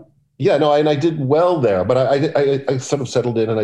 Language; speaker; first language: English; native; English